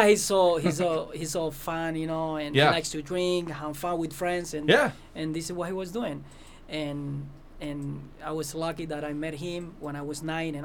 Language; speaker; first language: English; non-native, fluent; Spanish